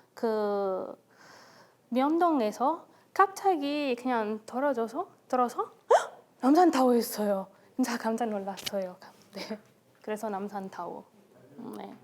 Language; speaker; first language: Korean; non-native, fluent; Italian